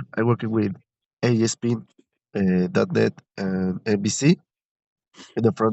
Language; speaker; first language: English; non-native, learner; Spanish